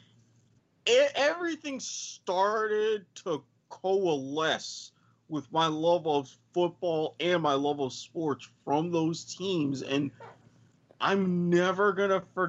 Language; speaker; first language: English; native; English